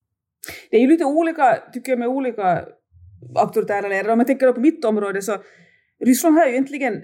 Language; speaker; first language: Swedish; native; Swedish